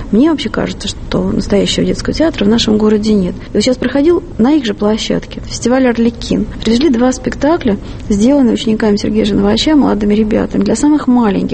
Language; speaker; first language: Russian; native; Russian